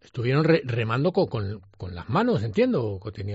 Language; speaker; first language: Spanish; native; Spanish